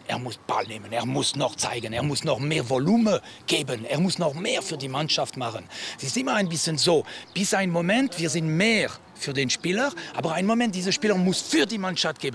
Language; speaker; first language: German; non-native, local second language; French